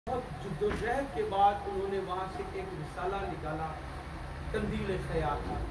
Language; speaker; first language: Urdu; non-native, local second language; Punjabi